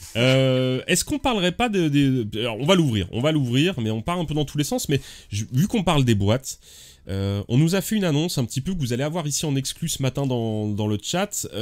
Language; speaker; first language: French; native; French